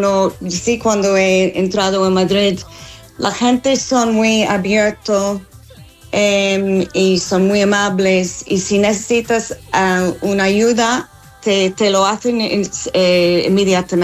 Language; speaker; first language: Spanish; non-native, learner; English